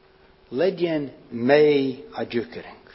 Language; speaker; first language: Hungarian; non-native, fluent; English